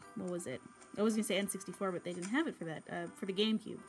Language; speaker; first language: English; native; English